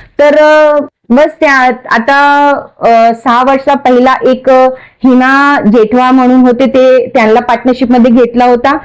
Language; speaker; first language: Marathi; non-native, local second language; Kachhi